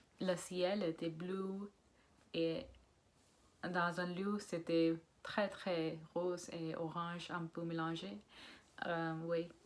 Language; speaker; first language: French; non-native, learner; Punjabi